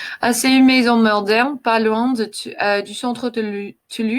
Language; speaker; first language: French; non-native, fluent; English